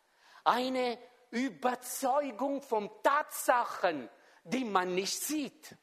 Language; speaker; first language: German; non-native, fluent; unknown